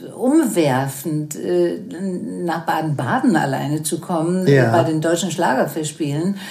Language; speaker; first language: German; non-native, fluent; Danish